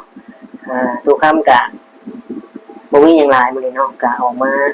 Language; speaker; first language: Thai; non-native, local second language; Lao